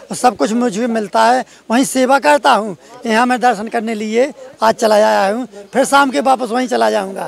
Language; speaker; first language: Hindi; native; Hindi